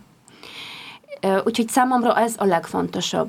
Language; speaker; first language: Hungarian; non-native, fluent; Polish